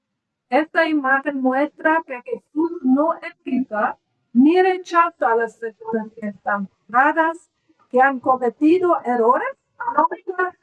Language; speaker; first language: Spanish; non-native, learner; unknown